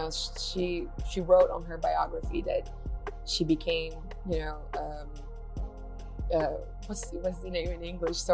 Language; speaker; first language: English; non-native, fluent; Portuguese